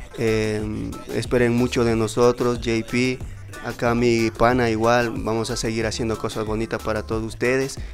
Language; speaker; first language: Spanish; native; Spanish